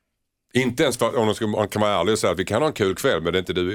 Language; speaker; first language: Swedish; native; Swedish